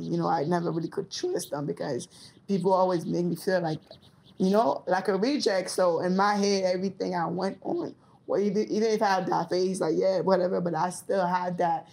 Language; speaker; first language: English; early bilingual, other home language; Haitian Creole